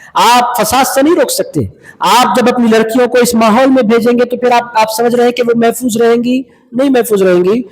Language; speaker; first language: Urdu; native; Urdu